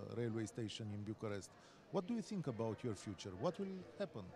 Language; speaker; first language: English; non-native, fluent; Romanian